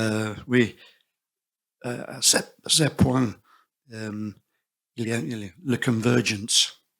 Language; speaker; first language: French; non-native, learner; English